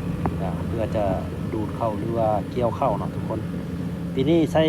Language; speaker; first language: Thai; non-native, local second language; Northeastern Thai